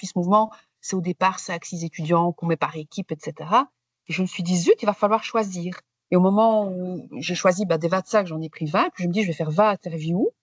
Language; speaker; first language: French; native; French